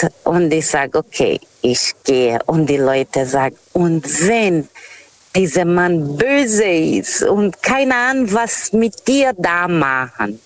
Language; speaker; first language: German; non-native, fluent; Portuguese